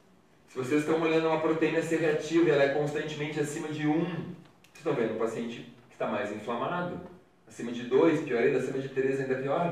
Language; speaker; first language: Portuguese; native; Portuguese